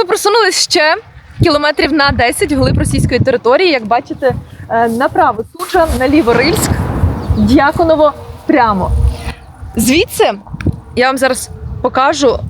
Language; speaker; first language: Ukrainian; native; Ukrainian